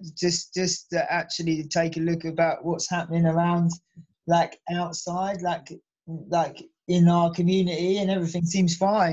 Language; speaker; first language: English; native; English